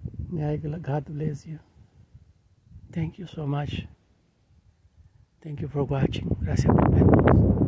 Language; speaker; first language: English; non-native, learner; Spanish